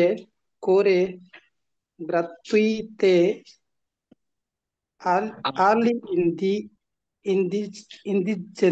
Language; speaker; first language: Italian; non-native, learner; Bangla